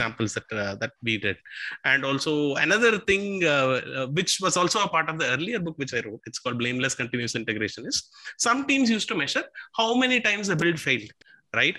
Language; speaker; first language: English; non-native, local second language; Tamil